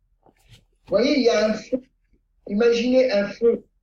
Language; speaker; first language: French; non-native, fluent; Italian